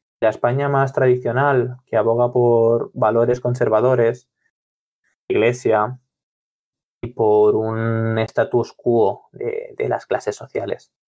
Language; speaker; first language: Spanish; non-native, local second language; Catalan